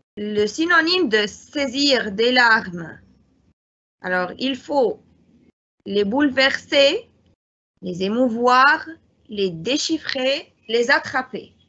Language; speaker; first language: French; non-native, fluent; Arabic